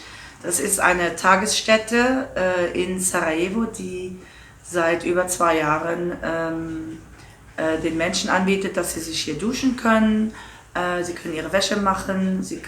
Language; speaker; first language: German; non-native, local second language; Luxembourgish